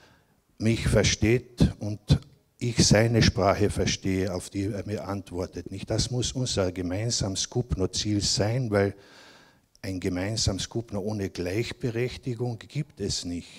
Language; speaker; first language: German; non-native, local second language; Slovenian